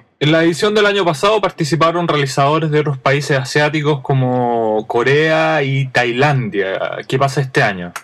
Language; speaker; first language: Spanish; native; Spanish